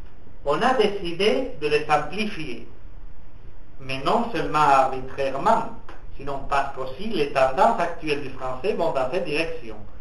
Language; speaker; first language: French; non-native, fluent; Spanish